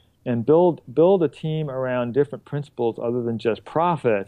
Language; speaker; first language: English; native; English